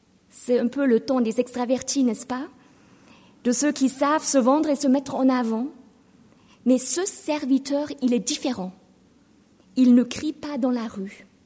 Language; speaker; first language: French; non-native, fluent; German